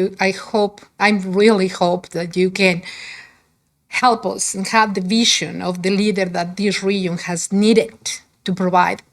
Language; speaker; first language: English; non-native, fluent; Spanish